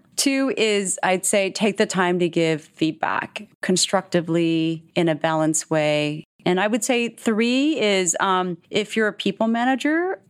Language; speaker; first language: English; early bilingual, other home language; Korean